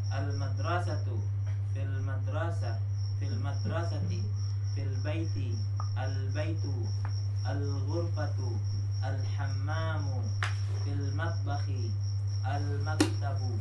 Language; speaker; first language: Arabic; non-native, learner; Indonesian